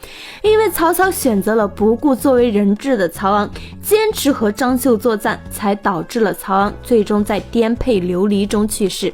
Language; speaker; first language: Chinese; native; Chinese